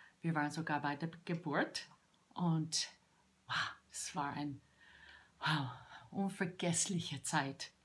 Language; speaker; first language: German; non-native, fluent; English